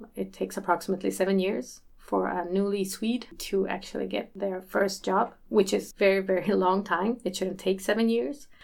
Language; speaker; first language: English; early bilingual, other home language; Swedish